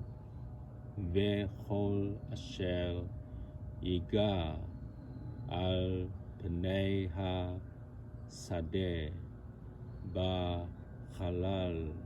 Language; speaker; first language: Hebrew; non-native, learner; Japanese